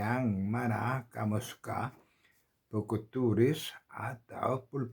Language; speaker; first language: Indonesian; non-native, learner; Korean